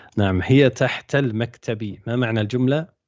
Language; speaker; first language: Arabic; non-native, fluent; English